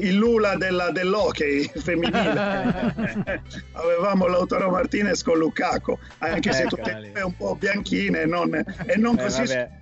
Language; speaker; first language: Italian; native; Italian